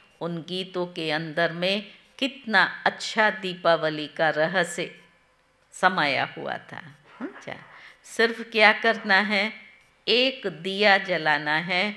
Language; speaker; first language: Hindi; non-native, local second language; Gujarati